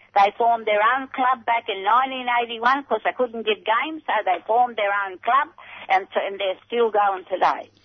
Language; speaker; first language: English; native; English